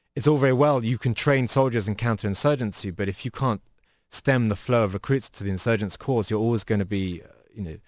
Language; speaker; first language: English; native; English